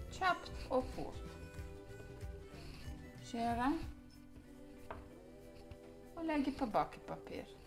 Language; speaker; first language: Norwegian; non-native, learner; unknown